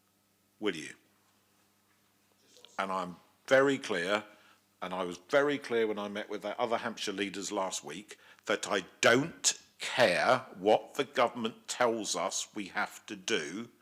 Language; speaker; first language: English; native; English